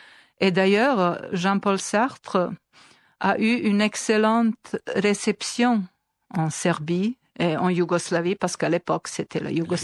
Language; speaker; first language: French; non-native, fluent; Serbian